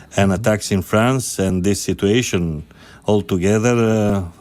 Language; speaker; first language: English; non-native, fluent; Macedonian